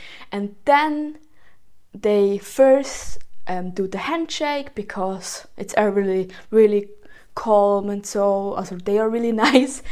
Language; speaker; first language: English; non-native, fluent; German